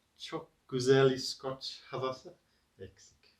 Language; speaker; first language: Turkish; non-native, learner; English